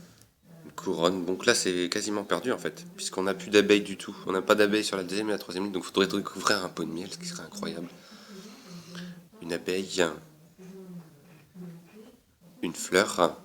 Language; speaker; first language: French; native; French